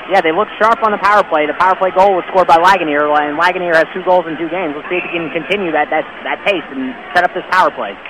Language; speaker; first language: English; native; English